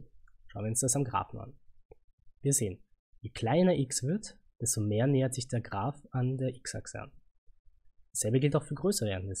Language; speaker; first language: German; native; German